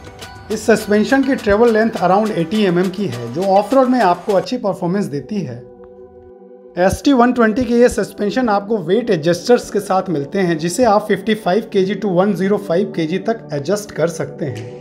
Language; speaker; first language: Hindi; native; Hindi